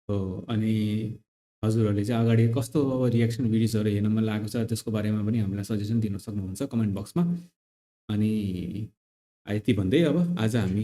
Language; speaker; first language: Nepali; native; Nepali